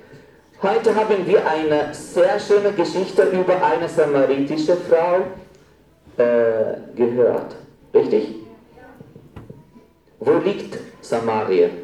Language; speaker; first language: German; non-native, fluent; Arabic